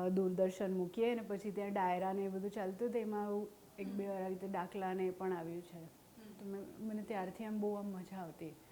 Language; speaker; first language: Gujarati; non-native, local second language; Hindi